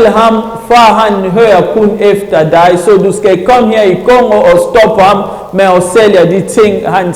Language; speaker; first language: Danish; non-native, fluent; French